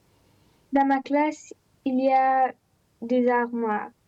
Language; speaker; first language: French; non-native, learner; Romanian